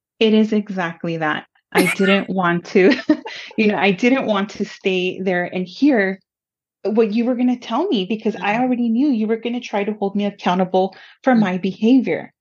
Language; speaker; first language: English; early bilingual, other home language; Spanish